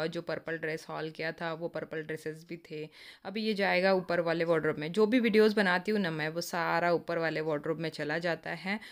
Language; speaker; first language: Hindi; non-native, local second language; Marathi